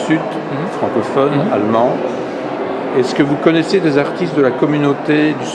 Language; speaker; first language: French; native; French